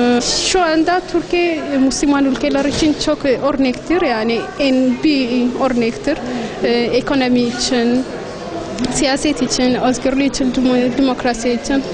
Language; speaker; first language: Turkish; non-native, learner; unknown